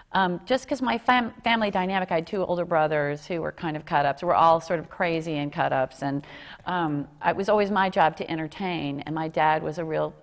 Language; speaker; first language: English; native; English